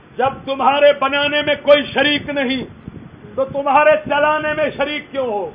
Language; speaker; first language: Urdu; non-native, local second language; Punjabi